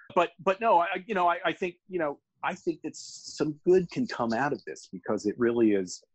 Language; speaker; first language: English; native; English